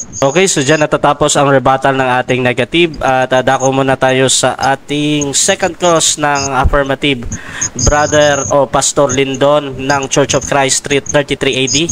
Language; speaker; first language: Filipino; non-native, local second language; Hiligaynon